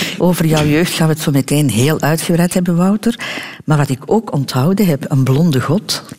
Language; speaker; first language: Dutch; native; Dutch